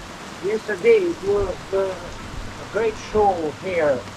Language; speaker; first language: English; non-native, learner; Albanian